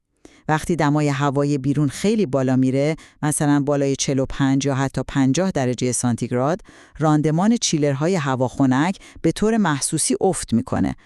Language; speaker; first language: Persian; native; Persian